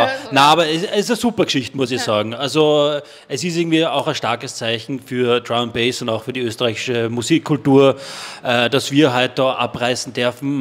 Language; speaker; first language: German; native; German